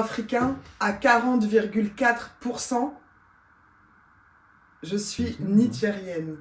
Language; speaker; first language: French; native; French